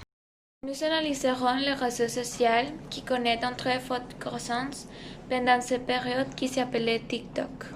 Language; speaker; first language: French; non-native, learner; Spanish